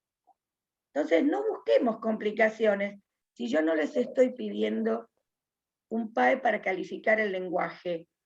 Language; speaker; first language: Spanish; native; Spanish